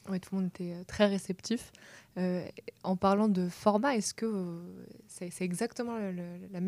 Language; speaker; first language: French; native; French